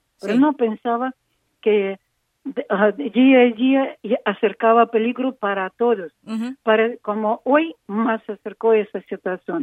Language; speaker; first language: Spanish; non-native, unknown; Ukrainian